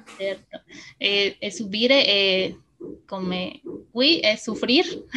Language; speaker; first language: Italian; non-native, learner; Spanish